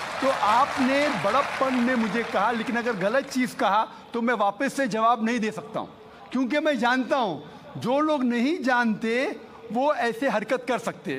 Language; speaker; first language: Urdu; non-native, local second language; Konkani